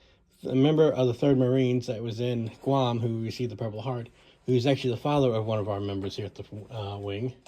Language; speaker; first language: English; native; English